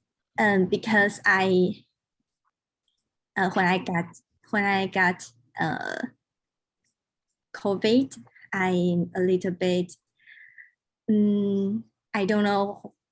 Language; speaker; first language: English; non-native, learner; Chinese